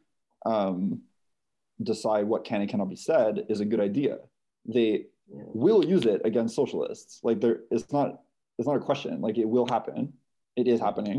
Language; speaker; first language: English; native; English